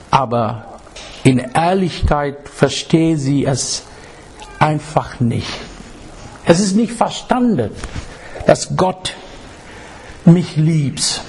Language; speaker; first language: German; non-native, fluent; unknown